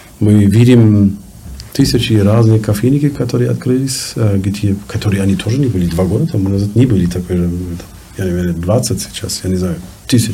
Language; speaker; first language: Russian; non-native, learner; German